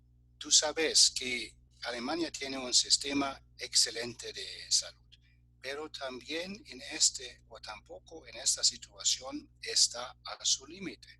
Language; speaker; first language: Spanish; non-native, fluent; German